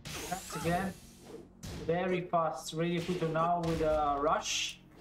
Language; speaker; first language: English; non-native, fluent; Italian